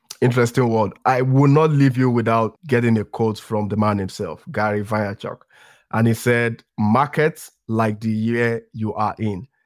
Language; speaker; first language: English; non-native, local second language; Yoruba